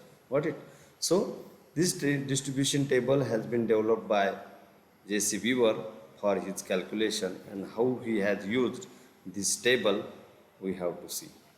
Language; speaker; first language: English; non-native, local second language; Marathi